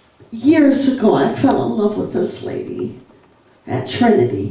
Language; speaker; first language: English; native; English